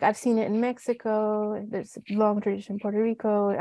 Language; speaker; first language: English; native; English